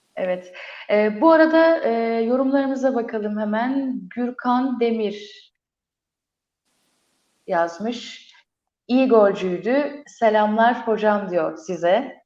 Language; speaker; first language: Turkish; native; Turkish